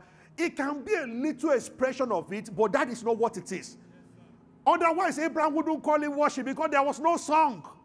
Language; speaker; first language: English; non-native, local second language; Yoruba